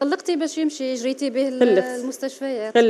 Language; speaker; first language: Arabic; native; Arabic